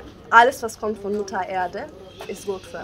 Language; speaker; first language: German; non-native, learner; Bosnian